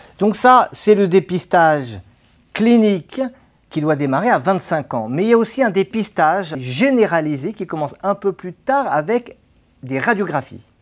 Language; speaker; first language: French; native; French